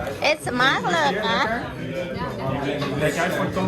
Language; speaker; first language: Dutch; non-native, learner; Thai